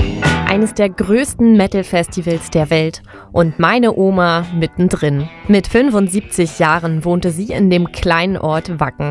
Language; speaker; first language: German; native; German